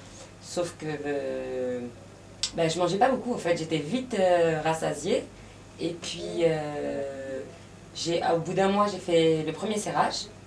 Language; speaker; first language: French; native; French